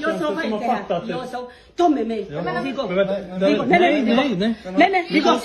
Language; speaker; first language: Swedish; non-native, learner; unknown